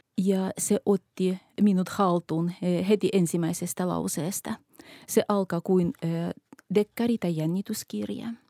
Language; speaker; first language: Finnish; non-native, fluent; Russian